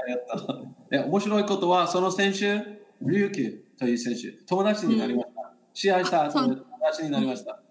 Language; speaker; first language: Japanese; non-native, learner; English